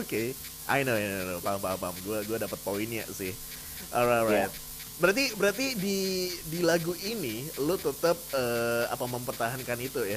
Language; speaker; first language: Indonesian; native; Indonesian